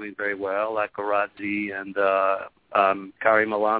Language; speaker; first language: English; non-native, local second language; French